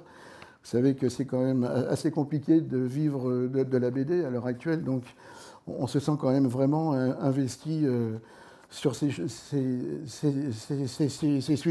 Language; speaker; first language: French; native; French